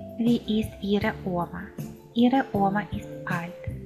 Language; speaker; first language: German; non-native, fluent; Ukrainian